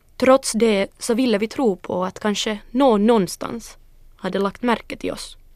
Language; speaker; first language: Swedish; early bilingual, other home language; Northern Sami